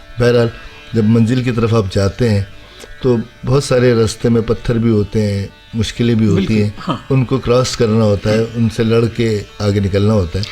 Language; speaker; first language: Urdu; native; Urdu